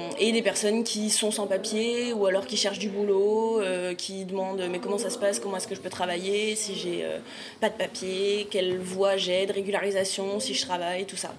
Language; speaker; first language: French; native; French